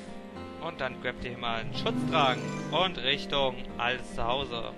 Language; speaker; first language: German; native; German